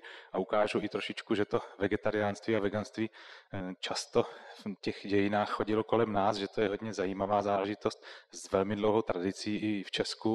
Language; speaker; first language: Czech; native; Czech